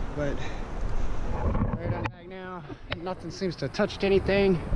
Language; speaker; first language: English; native; English